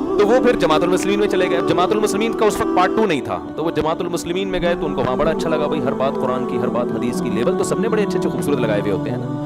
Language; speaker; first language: Urdu; native; Urdu